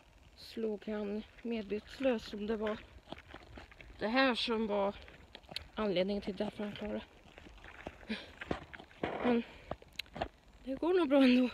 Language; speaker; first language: Swedish; native; Swedish